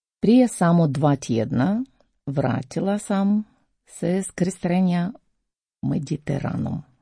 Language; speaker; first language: Croatian; non-native, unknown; Ukrainian